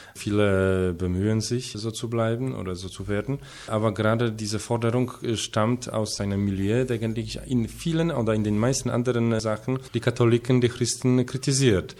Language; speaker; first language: German; non-native, fluent; Polish